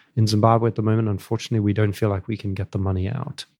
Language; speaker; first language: English; native; English